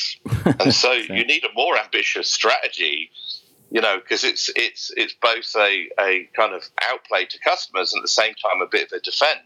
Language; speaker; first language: English; native; English